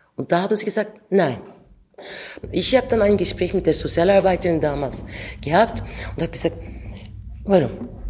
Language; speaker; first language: German; non-native, fluent; Turkish